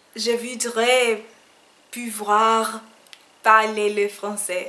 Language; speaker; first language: French; non-native, learner; English